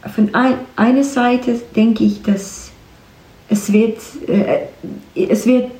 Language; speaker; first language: German; non-native, learner; Ukrainian